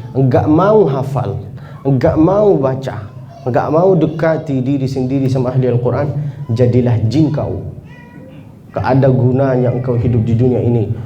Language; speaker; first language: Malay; non-native, fluent; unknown